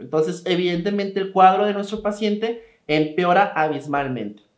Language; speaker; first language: Spanish; native; Spanish